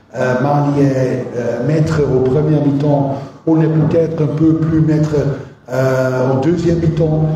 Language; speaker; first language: French; non-native, fluent; Dutch